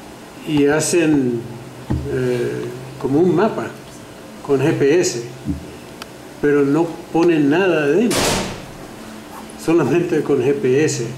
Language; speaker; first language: Spanish; non-native, fluent; English